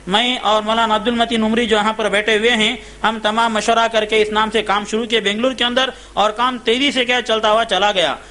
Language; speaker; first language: Urdu; native; Urdu